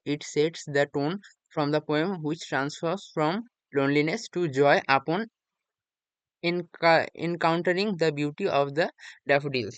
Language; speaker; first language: English; non-native, local second language; Bangla